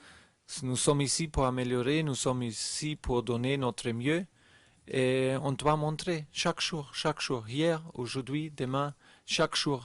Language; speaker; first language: French; non-native, learner; German